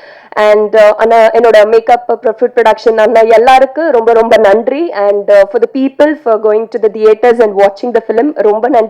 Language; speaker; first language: Tamil; non-native, learner; Telugu